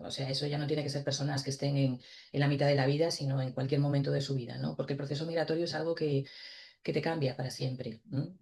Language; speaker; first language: Spanish; native; Spanish